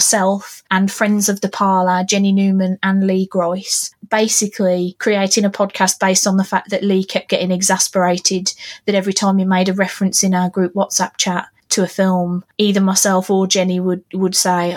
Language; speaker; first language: English; native; English